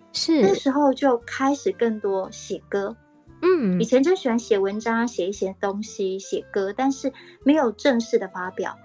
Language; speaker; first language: Chinese; non-native, local second language; Hakka Chinese